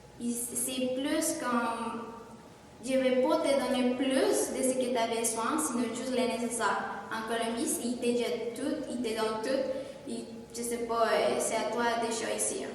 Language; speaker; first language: French; non-native, fluent; Spanish